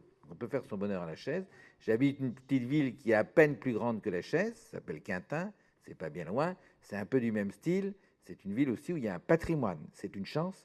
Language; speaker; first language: French; native; French